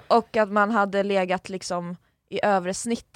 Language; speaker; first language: Swedish; native; Swedish